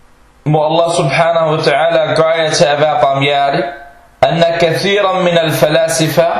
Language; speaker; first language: Danish; early bilingual, other home language; Arabic